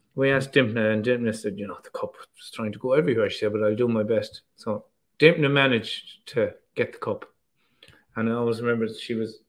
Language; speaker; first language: English; native; English